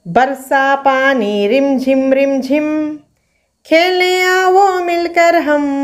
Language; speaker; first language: Hindi; non-native, local second language; Telugu